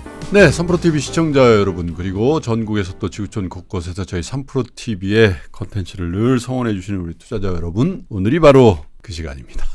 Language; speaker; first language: Korean; native; Korean